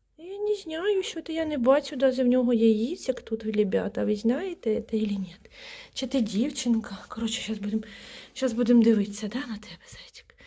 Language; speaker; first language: Ukrainian; native; Ukrainian